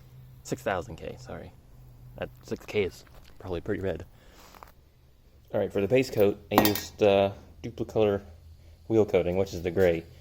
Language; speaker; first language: English; native; English